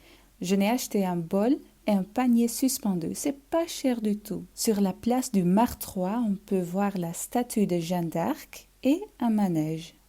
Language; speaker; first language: French; non-native, learner; Dutch